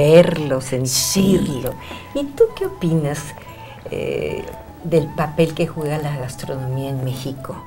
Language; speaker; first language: Spanish; native; Spanish